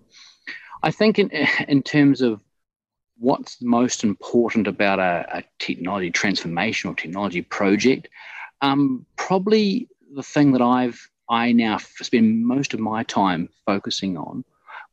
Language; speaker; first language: English; native; English